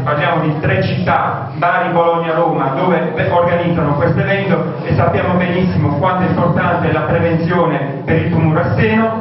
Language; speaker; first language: Italian; native; Italian